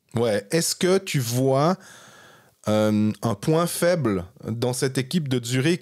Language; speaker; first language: French; native; French